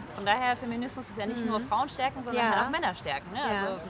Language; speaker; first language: German; early bilingual, heritage; French